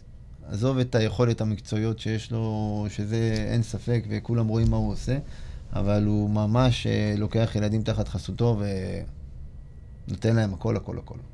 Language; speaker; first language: Hebrew; native; Hebrew